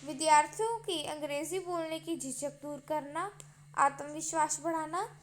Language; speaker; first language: Hindi; non-native, local second language; Punjabi